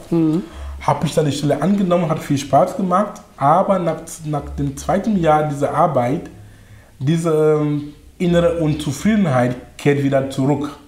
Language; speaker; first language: German; non-native, fluent; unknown